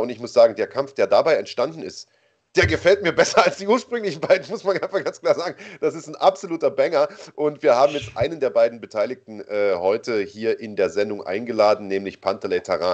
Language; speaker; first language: German; native; German